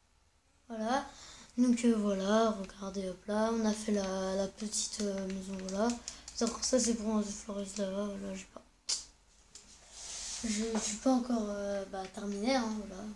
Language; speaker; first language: French; native; French